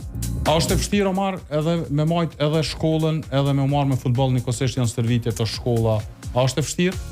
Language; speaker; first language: Albanian; native; Albanian